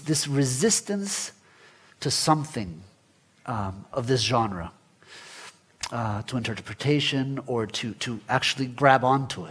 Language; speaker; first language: English; early bilingual, other home language; Spanish